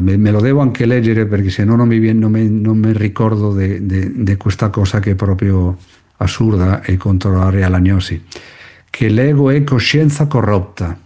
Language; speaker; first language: Italian; non-native, fluent; Spanish